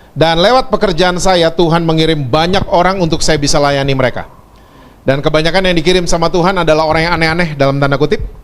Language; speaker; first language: Indonesian; native; Indonesian